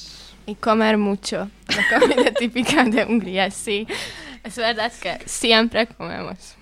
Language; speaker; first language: Spanish; non-native, learner; Hungarian